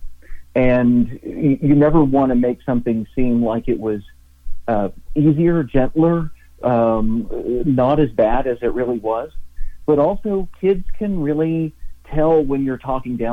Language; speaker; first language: English; native; English